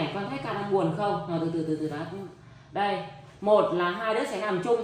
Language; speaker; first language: Vietnamese; native; Vietnamese